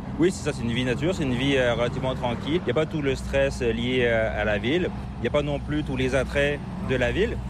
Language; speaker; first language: French; native; French